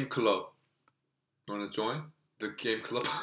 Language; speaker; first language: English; non-native, fluent; Korean